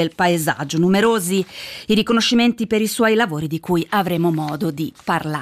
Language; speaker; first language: Italian; native; Italian